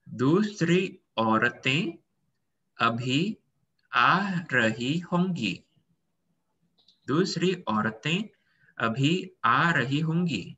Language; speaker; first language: Hindi; non-native, fluent; Indonesian